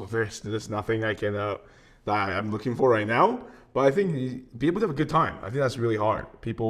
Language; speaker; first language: English; non-native, fluent; Chinese